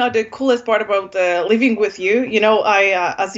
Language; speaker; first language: English; non-native, fluent; Polish